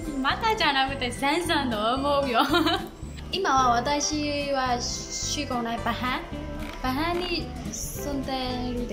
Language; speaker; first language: Japanese; non-native, learner; Burmese